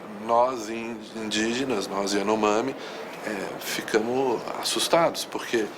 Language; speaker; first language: Portuguese; native; Portuguese